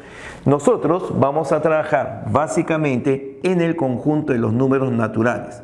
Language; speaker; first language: Spanish; native; Spanish